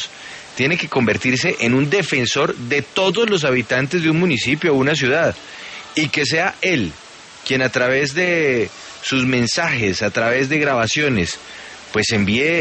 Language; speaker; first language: Spanish; native; Spanish